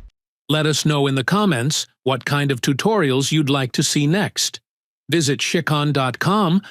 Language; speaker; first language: English; non-native, local second language; Bangla